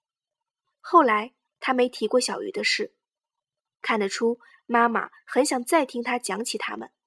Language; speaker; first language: Chinese; native; Chinese